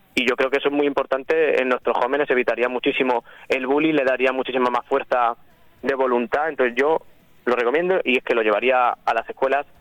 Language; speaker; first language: Spanish; native; Spanish